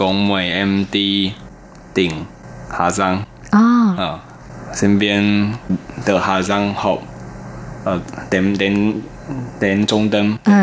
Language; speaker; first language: Vietnamese; non-native, learner; Chinese